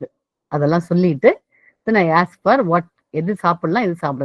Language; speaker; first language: Tamil; native; Tamil